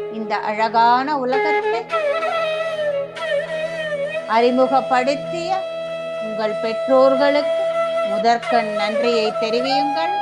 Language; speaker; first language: Tamil; native; Tamil